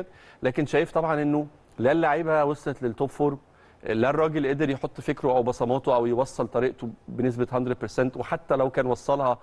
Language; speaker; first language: Arabic; native; Arabic